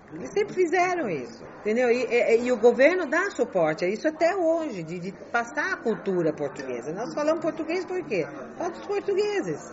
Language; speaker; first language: Portuguese; non-native, fluent; Chinese